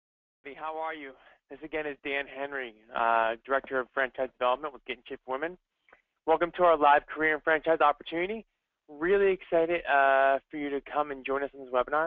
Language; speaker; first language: English; native; English